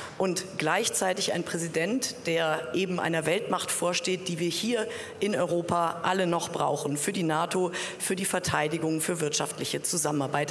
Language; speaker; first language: German; native; German